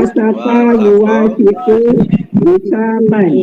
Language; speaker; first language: Arabic; non-native, learner; Malay